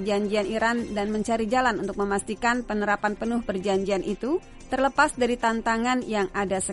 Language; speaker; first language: Indonesian; native; Indonesian